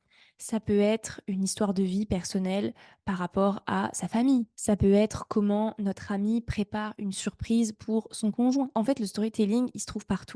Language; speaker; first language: French; native; French